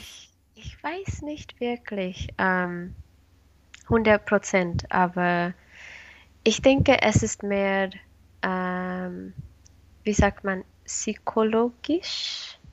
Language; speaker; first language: German; non-native, learner; Spanish